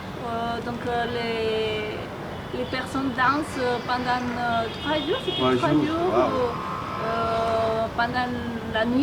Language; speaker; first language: French; non-native, fluent; Spanish